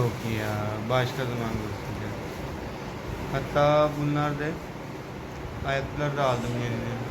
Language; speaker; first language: Turkish; non-native, learner; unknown